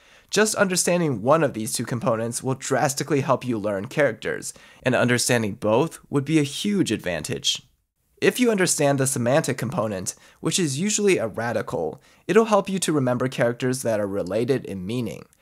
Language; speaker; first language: English; early bilingual, other home language; Chinese